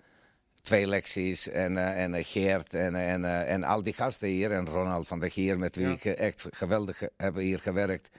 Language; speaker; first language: Dutch; non-native, fluent; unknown